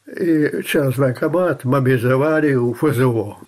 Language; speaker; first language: Russian; non-native, fluent; Belarusian